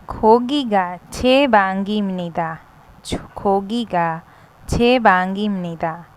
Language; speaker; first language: Korean; non-native, fluent; Hindi